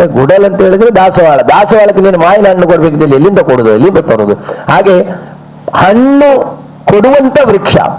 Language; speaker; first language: Kannada; non-native, local second language; Malayalam